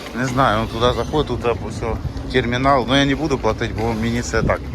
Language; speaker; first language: Russian; non-native, local second language; Ukrainian